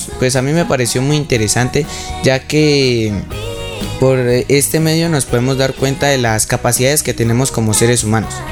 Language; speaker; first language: Spanish; native; Spanish